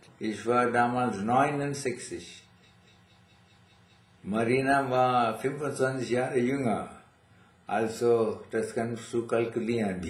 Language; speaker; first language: German; non-native, fluent; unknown